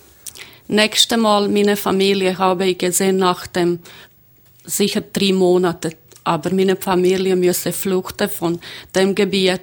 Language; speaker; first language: German; non-native, learner; Croatian